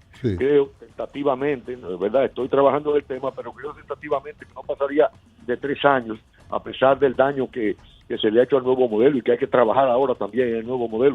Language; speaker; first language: Spanish; native; Spanish